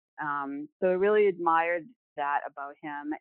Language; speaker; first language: English; native; English